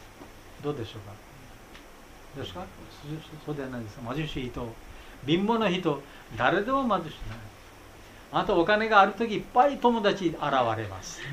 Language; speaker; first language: Japanese; non-native, fluent; Bangla